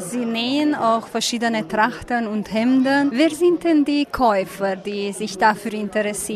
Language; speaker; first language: German; native; German